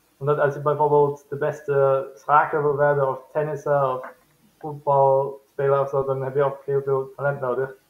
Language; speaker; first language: Dutch; non-native, fluent; German